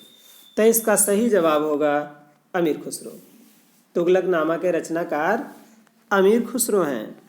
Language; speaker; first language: Hindi; non-native, local second language; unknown